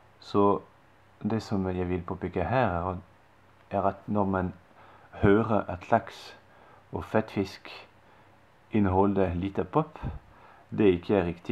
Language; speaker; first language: Norwegian; non-native, fluent; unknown